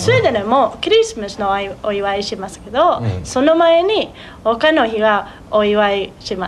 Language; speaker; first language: Japanese; non-native, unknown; Swedish